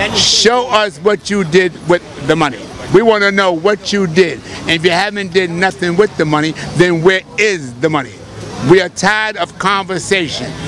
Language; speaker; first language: English; native; English